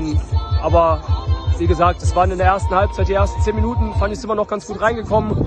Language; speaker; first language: German; native; German